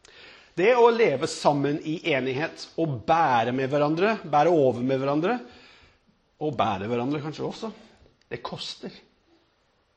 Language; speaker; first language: Norwegian; non-native, fluent; English